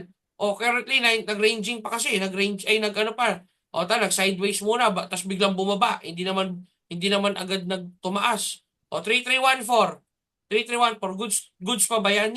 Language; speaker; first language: Filipino; native; Filipino